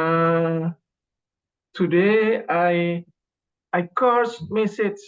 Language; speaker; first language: English; non-native, learner; Indonesian